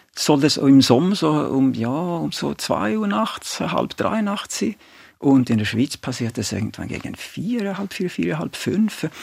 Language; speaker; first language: German; non-native, fluent; Swedish